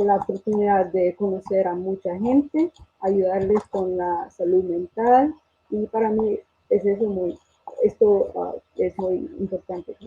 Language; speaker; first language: Spanish; non-native, fluent; English